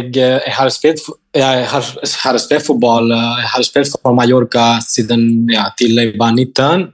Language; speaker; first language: Norwegian; non-native, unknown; Catalan